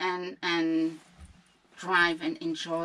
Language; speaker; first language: English; non-native, learner; French